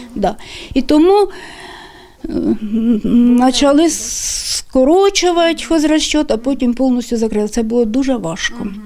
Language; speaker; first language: Ukrainian; native; Ukrainian